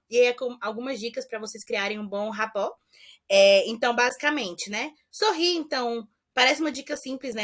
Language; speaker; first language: Portuguese; native; Portuguese